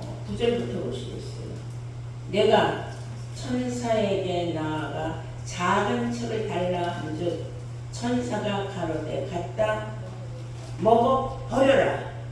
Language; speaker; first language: Korean; native; Korean